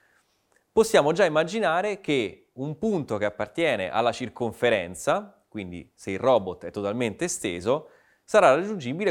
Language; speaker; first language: Italian; native; Italian